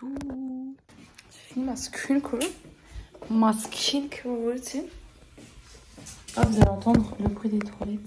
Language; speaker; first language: French; native; French